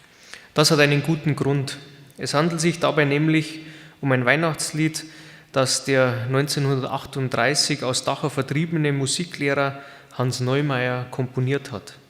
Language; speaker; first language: German; native; German